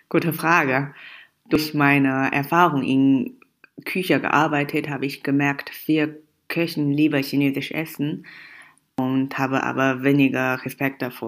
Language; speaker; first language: German; non-native, fluent; Chinese